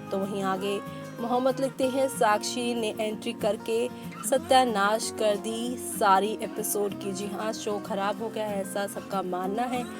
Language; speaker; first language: Hindi; native; Hindi